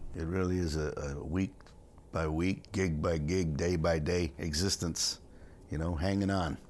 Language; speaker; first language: English; native; English